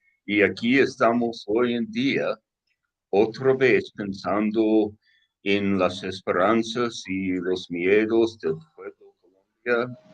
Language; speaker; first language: Spanish; non-native, learner; English